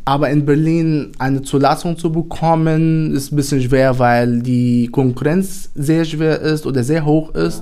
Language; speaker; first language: German; non-native, fluent; Arabic